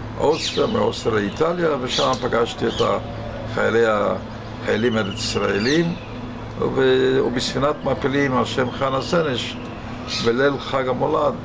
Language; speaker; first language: Hebrew; non-native, fluent; Yiddish